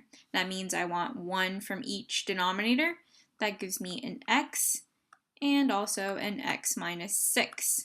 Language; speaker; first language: English; native; English